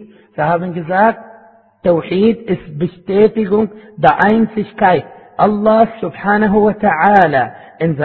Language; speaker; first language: German; non-native, fluent; Arabic